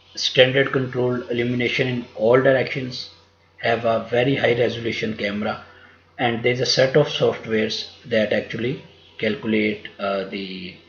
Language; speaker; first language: English; non-native, local second language; Urdu